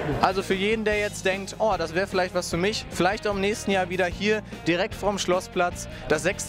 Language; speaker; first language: German; native; German